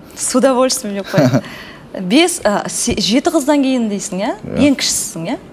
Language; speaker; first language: Kazakh; native; Kazakh